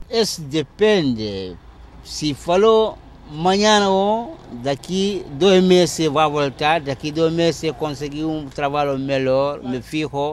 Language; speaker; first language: Portuguese; non-native, learner; Wolof